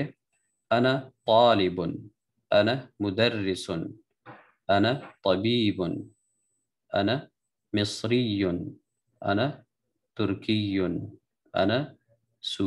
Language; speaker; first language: Arabic; non-native, fluent; Urdu